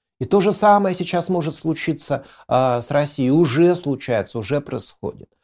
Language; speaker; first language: Russian; native; Russian